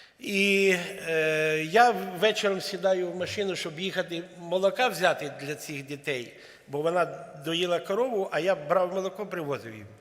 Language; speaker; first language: Ukrainian; non-native, local second language; Russian